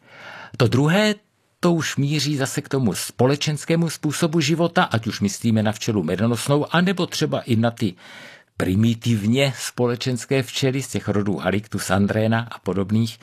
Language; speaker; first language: Czech; native; Czech